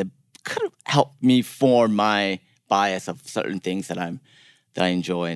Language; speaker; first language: English; early bilingual, other home language; Korean